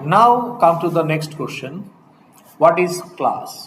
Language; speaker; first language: English; non-native, local second language; Bangla